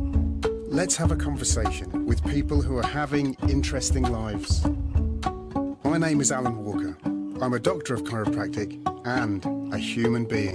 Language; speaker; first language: English; native; English